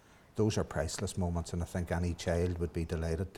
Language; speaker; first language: English; native; English